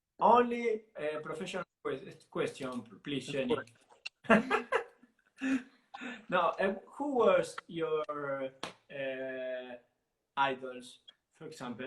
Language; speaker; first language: English; non-native, learner; Italian